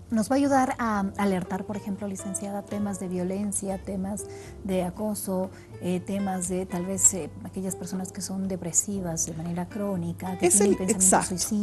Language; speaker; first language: Spanish; native; Spanish